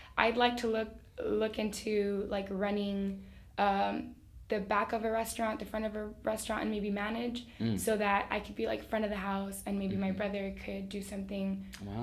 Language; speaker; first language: English; early bilingual, other home language; Spanish